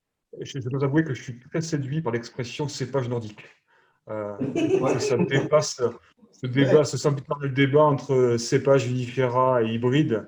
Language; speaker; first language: French; native; French